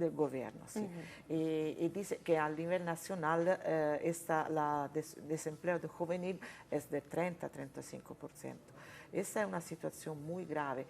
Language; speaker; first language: Spanish; non-native, fluent; Italian